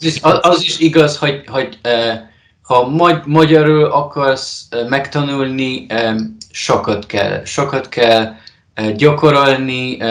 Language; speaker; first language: Hungarian; non-native, learner; Polish